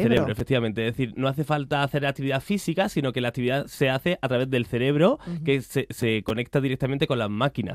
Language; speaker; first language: Spanish; native; Spanish